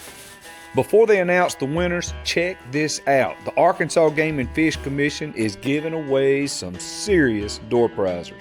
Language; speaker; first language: English; native; English